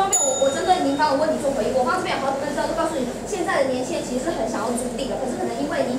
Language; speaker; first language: Chinese; native; Chinese